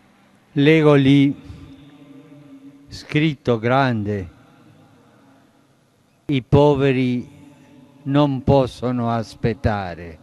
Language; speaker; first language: Italian; non-native, fluent; Spanish